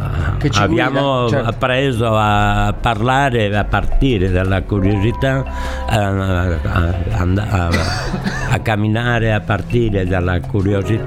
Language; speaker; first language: Italian; non-native, learner; Catalan